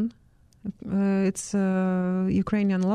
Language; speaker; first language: English; non-native, fluent; Ukrainian